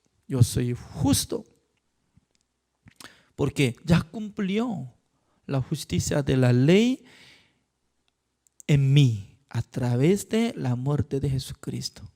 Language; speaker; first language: Spanish; non-native, fluent; Korean